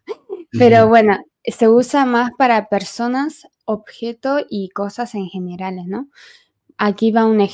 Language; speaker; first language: Spanish; non-native, fluent; Chinese